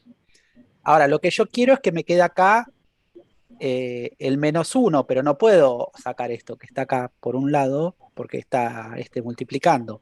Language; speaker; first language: Spanish; native; Spanish